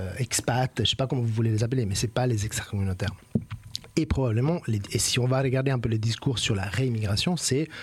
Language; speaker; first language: French; non-native, fluent; Italian